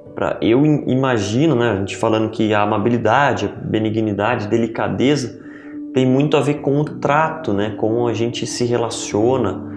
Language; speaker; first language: Portuguese; native; Portuguese